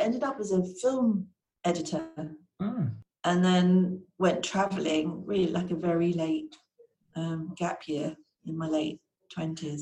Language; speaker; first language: English; native; English